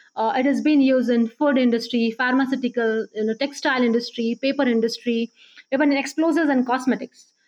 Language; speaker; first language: English; non-native, local second language; Marathi